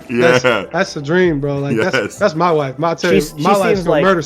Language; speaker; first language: English; native; English